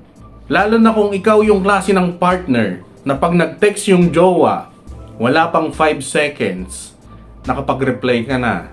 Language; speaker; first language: Filipino; native; Filipino